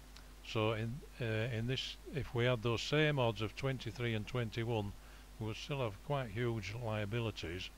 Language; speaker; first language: English; native; English